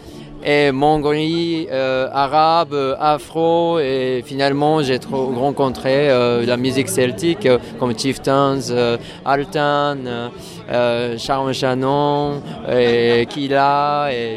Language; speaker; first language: French; non-native, fluent; Japanese